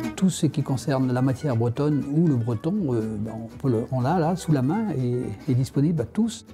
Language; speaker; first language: French; non-native, local second language; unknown